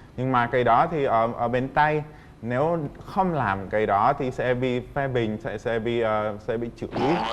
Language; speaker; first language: Vietnamese; non-native, fluent; Czech